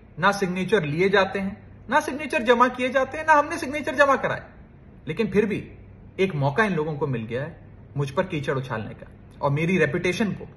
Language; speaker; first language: Hindi; native; Hindi